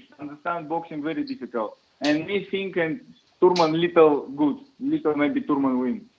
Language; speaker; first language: English; non-native, learner; Russian